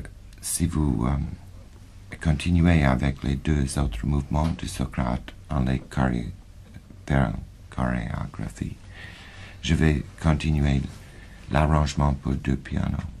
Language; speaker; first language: French; non-native, fluent; English